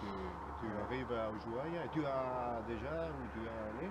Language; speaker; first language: French; non-native, learner; Italian